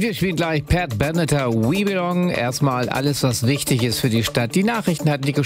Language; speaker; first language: German; native; German